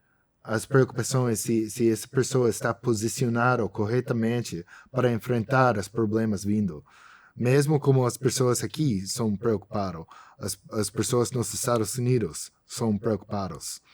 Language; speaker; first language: Portuguese; non-native, fluent; English